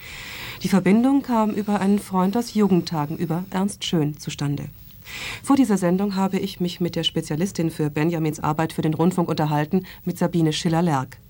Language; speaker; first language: German; native; German